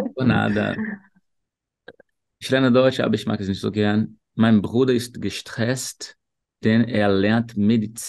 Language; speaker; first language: German; non-native, fluent; Portuguese